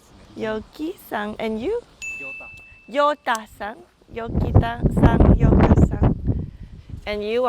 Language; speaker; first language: English; non-native, fluent; Thai